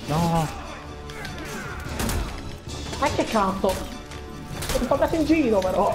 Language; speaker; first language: Italian; native; Italian